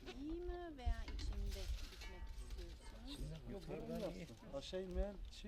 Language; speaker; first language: Turkish; non-native, learner; Italian